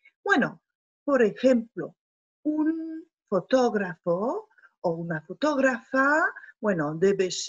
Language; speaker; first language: Spanish; non-native, fluent; French